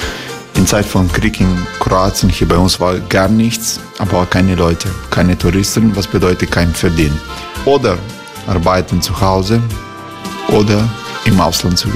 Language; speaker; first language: German; non-native, fluent; Croatian